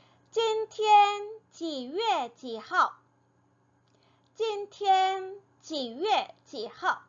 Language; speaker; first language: Chinese; non-native, fluent; Korean